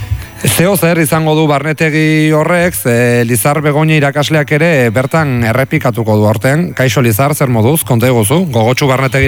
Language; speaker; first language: Basque; native; Basque